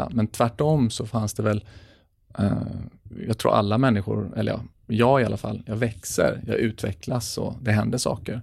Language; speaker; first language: Swedish; native; Swedish